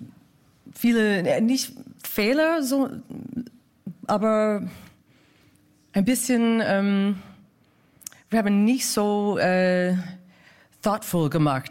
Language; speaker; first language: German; non-native, fluent; English